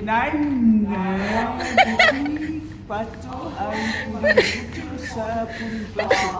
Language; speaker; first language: Filipino; non-native, learner; English